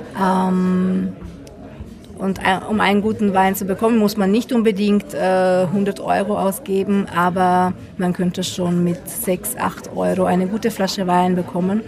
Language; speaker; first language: German; non-native, fluent; Italian